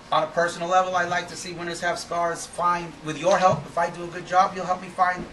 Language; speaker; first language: English; native; English